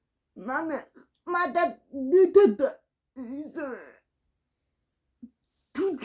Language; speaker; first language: French; non-native, learner; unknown